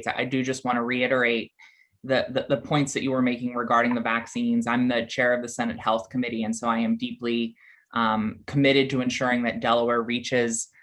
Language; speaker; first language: English; native; English